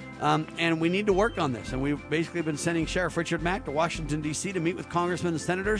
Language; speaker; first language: English; native; English